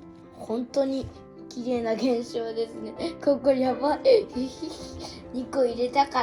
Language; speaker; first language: Japanese; early bilingual, other home language; Uyghur